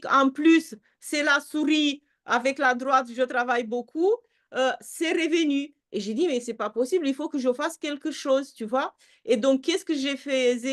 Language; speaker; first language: French; non-native, fluent; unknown